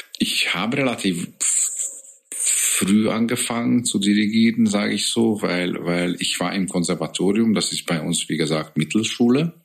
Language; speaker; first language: German; non-native, fluent; Hungarian